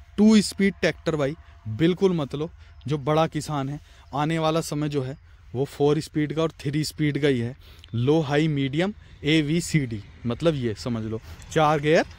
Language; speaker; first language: Hindi; native; Hindi